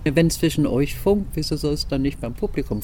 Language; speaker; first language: German; native; German